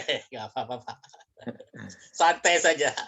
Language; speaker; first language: Indonesian; native; Indonesian